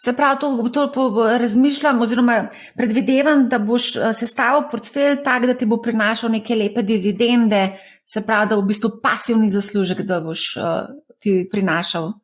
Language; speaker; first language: Slovenian; native; Slovenian